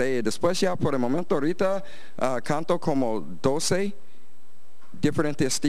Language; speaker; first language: Spanish; non-native, fluent; English